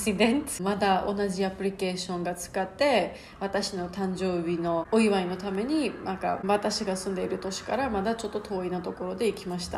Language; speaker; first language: Japanese; non-native, learner; Georgian